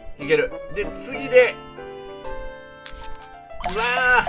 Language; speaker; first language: Japanese; native; Japanese